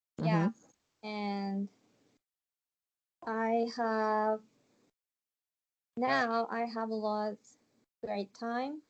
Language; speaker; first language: English; non-native, learner; Japanese